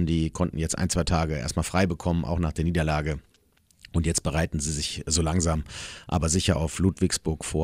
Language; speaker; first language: German; native; German